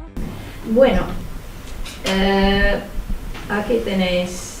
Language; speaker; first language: Spanish; non-native, fluent; Finnish